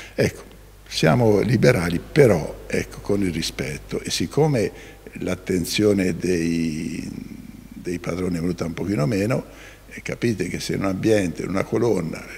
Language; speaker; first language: Italian; native; Italian